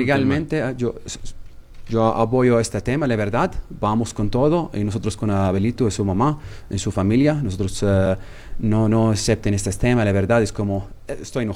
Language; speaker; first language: Spanish; non-native, learner; Arabic